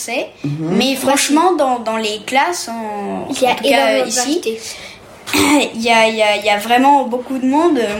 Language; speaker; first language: French; early bilingual, heritage; French